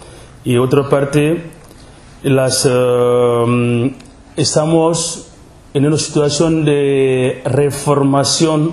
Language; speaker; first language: Spanish; non-native, local second language; Wolof